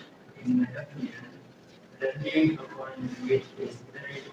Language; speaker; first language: English; non-native, learner; Indonesian